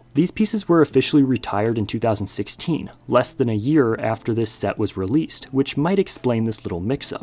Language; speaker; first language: English; native; English